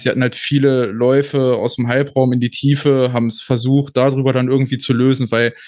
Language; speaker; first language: German; native; German